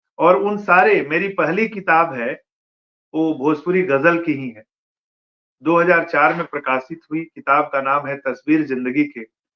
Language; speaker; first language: Hindi; non-native, local second language; Bhojpuri